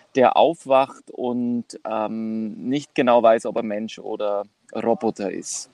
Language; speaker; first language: German; non-native, fluent; Greek